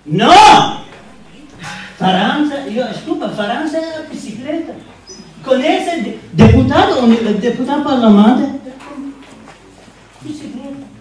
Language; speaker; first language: Portuguese; non-native, learner; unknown